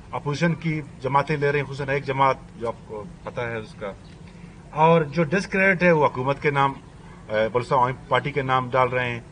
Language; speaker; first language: Urdu; non-native, local second language; Baluchi